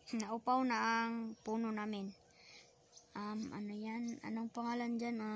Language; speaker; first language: Filipino; non-native, local second language; Cebuano